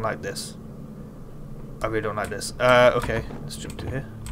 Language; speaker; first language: English; native; English